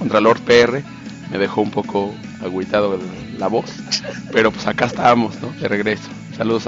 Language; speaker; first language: Spanish; native; Spanish